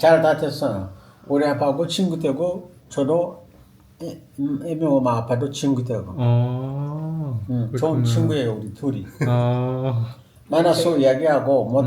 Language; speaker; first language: Korean; non-native, learner; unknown